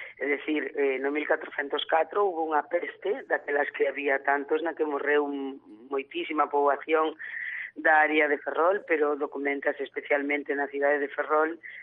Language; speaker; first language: Galician; native; Galician